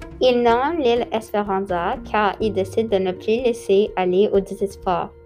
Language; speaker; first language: French; non-native, local second language; English